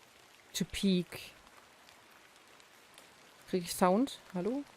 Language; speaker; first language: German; native; German